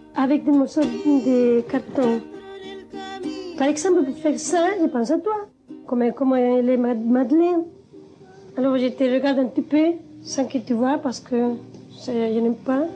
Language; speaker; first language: French; non-native, fluent; Spanish